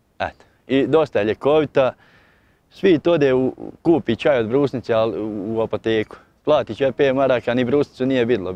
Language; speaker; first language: Bosnian; native; Bosnian